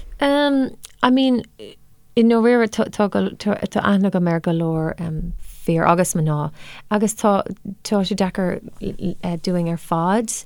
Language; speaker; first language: Irish; non-native, local second language; English